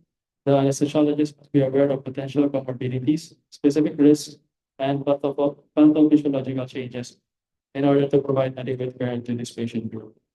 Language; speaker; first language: English; non-native, local second language; Filipino